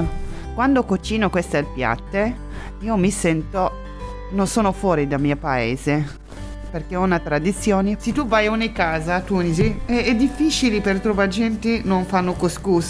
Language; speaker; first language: Italian; non-native, local second language; Arabic